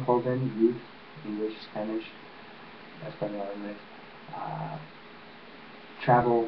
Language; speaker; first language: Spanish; non-native, learner; English